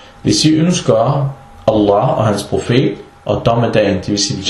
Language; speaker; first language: Danish; early bilingual, other home language; Arabic